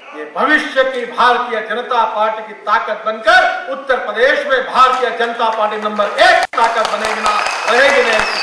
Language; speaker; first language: Hindi; non-native, local second language; Marathi